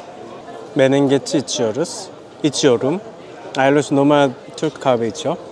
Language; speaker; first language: Turkish; non-native, learner; Korean